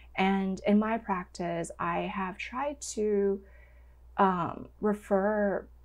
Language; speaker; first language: English; non-native, local second language; Cantonese